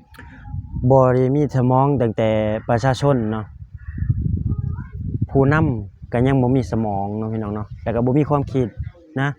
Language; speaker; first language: Thai; non-native, local second language; Lao